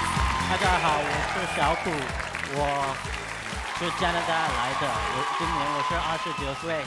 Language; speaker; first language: Chinese; non-native, learner; English